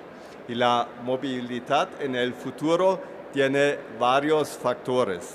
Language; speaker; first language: Spanish; non-native, fluent; German